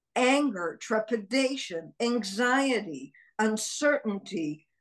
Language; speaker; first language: English; early bilingual, other home language; Hebrew